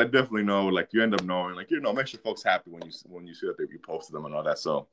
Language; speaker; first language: English; native; English